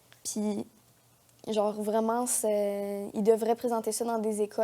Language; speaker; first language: French; native; French